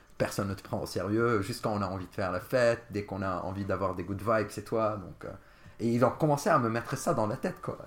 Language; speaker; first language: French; non-native, local second language; Arabic